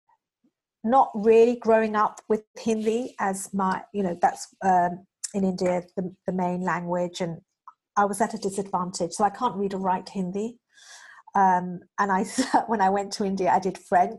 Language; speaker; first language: English; native; English